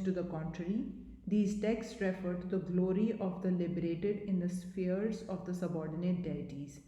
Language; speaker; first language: English; non-native, local second language; Hindi